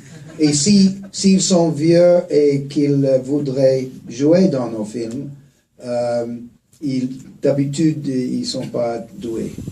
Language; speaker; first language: French; non-native, fluent; English